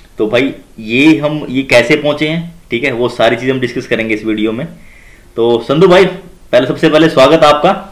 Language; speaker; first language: Hindi; native; Hindi